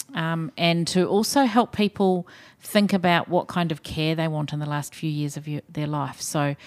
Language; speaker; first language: English; native; English